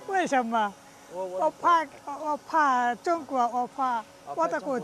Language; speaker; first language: Chinese; non-native, learner; Bangla